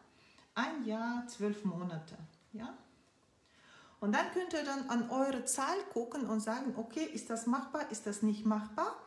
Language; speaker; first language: German; non-native, fluent; Russian